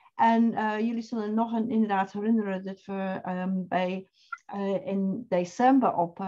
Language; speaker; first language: Dutch; non-native, fluent; English